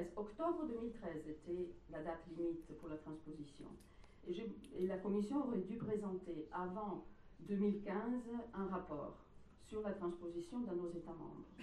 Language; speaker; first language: French; non-native, fluent; Italian